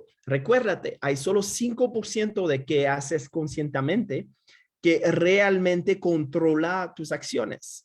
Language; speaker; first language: Spanish; non-native, fluent; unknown